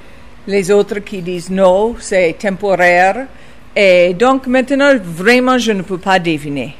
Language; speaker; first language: French; non-native, fluent; English